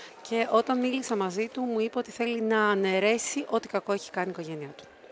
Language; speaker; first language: Greek; native; Greek